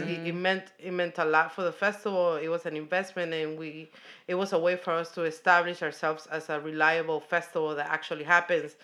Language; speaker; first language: English; non-native, fluent; Spanish